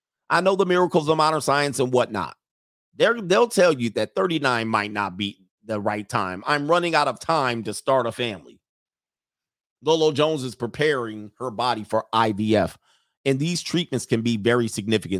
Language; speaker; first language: English; native; English